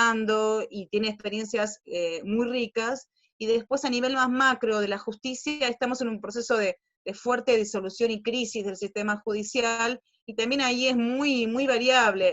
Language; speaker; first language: Spanish; native; Spanish